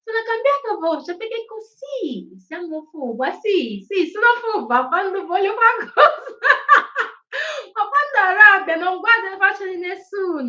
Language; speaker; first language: Italian; non-native, learner; Igbo